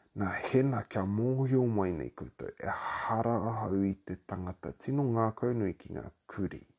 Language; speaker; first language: Māori; native; Māori